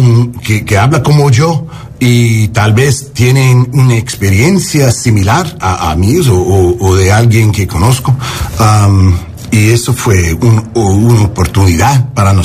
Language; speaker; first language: Spanish; non-native, learner; English